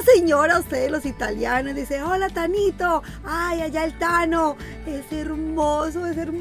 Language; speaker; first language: Spanish; native; Spanish